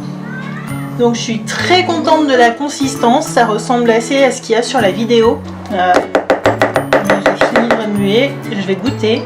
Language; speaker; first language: French; native; French